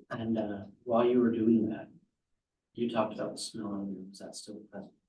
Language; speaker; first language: English; native; English